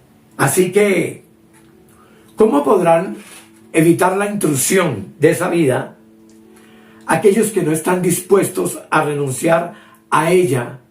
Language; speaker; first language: Spanish; native; Spanish